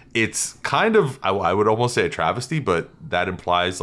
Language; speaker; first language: English; native; English